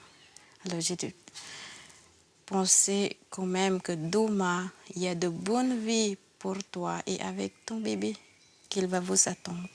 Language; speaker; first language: French; non-native, learner; Filipino